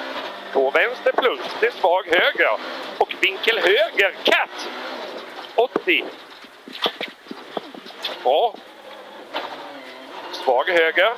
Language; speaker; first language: Swedish; native; Swedish